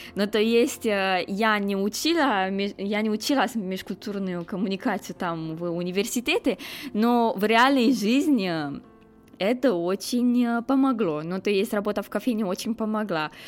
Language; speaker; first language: Russian; non-native, fluent; Romanian